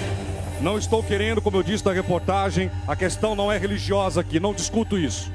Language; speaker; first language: Portuguese; native; Portuguese